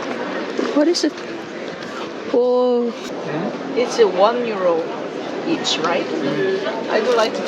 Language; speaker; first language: English; non-native, learner; Korean